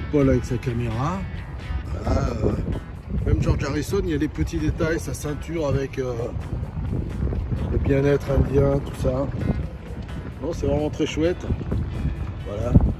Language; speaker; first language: French; native; French